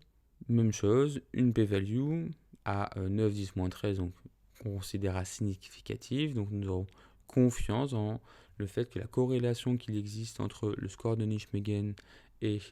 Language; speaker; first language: French; native; French